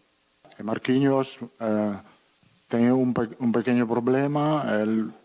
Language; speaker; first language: Portuguese; non-native, learner; Italian